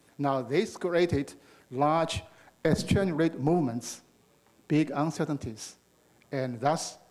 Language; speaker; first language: English; non-native, fluent; Chinese